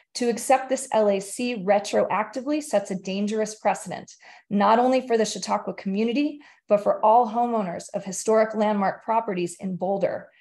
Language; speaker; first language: English; native; English